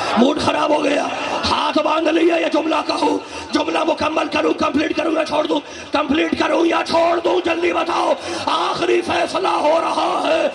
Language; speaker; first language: Urdu; native; Urdu